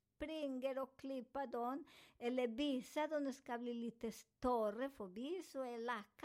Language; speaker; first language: Swedish; non-native, fluent; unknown